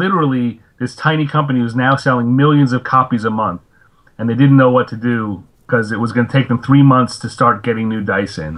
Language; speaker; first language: English; native; English